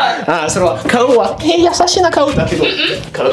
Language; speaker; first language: Japanese; non-native, learner; French